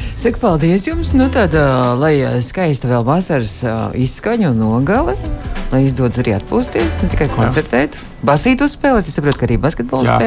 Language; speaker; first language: Latvian; native; Latvian